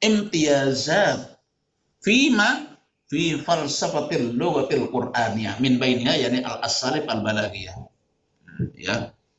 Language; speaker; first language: Arabic; non-native, fluent; Indonesian